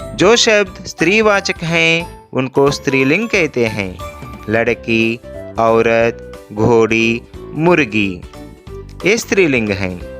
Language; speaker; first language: Hindi; non-native, local second language; Telugu